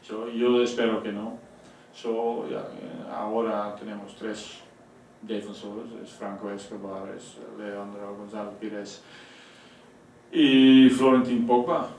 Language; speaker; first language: Spanish; non-native, fluent; Dutch